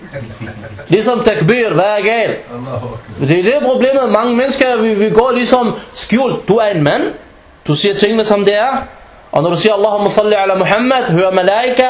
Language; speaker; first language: Danish; non-native, fluent; Arabic